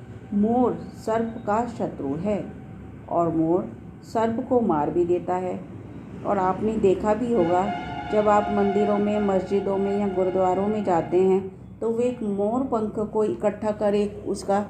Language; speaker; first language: Hindi; native; Hindi